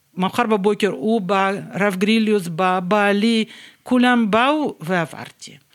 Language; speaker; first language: Hebrew; non-native, fluent; Russian